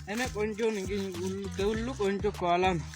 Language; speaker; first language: Amharic; non-native, learner; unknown